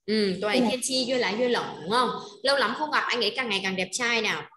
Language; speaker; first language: Vietnamese; native; Vietnamese